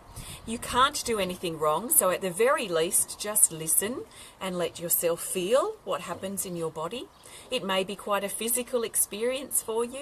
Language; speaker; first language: English; native; English